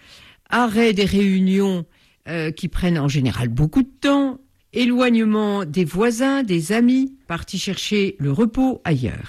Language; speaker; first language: French; native; French